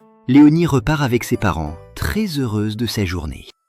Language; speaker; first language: French; native; French